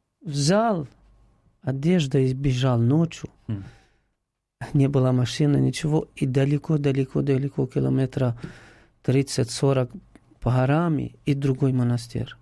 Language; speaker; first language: Russian; non-native, fluent; Arabic